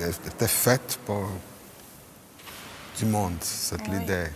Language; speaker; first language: French; non-native, fluent; Portuguese